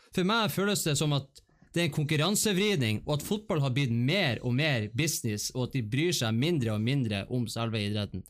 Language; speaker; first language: Norwegian; native; Norwegian